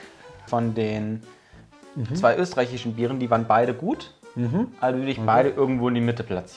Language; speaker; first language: German; native; German